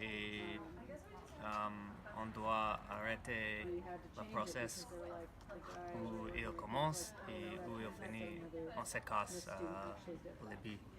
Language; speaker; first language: French; non-native, learner; English